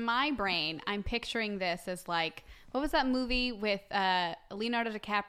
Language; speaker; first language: English; native; English